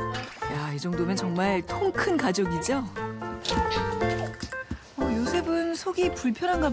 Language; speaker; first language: Korean; native; Korean